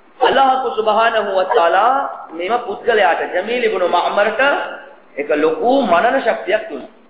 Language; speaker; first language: Sinhala; non-native, local second language; Tamil